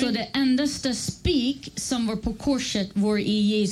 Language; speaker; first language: Swedish; non-native, fluent; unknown